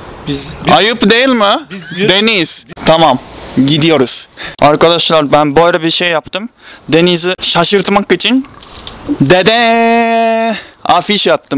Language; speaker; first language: Turkish; non-native, learner; Japanese